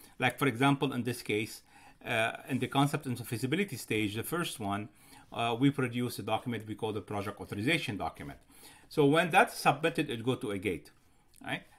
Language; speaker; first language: English; non-native, fluent; Arabic